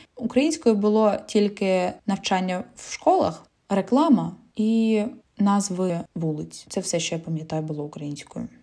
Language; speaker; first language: Ukrainian; non-native, local second language; Russian